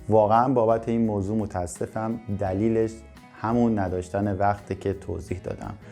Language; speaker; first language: Persian; native; Persian